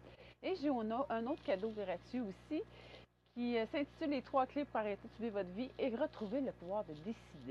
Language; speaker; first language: French; native; French